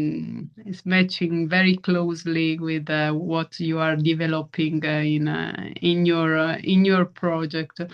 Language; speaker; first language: English; non-native, fluent; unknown